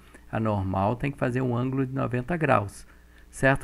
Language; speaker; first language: Portuguese; native; Portuguese